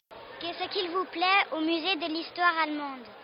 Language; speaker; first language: French; non-native, learner; German